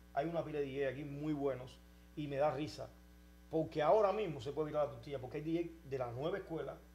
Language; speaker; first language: Spanish; native; Spanish